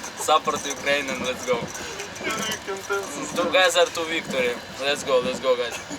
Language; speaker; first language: English; non-native, learner; Ukrainian